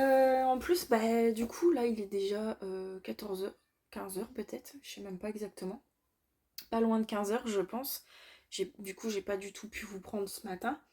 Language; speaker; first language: French; native; French